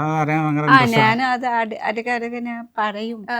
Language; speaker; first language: Malayalam; non-native, fluent; Nepali